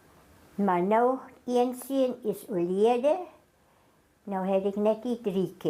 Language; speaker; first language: Afrikaans; non-native, local second language; German